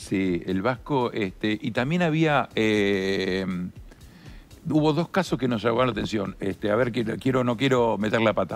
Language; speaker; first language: Spanish; native; Spanish